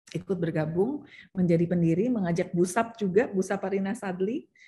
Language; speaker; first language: Indonesian; native; Indonesian